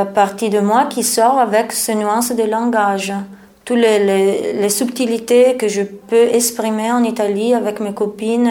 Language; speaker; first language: French; non-native, learner; Italian